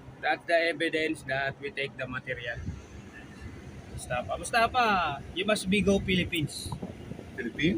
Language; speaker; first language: English; non-native, local second language; Filipino